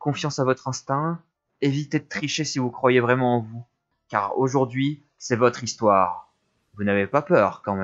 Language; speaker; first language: French; native; French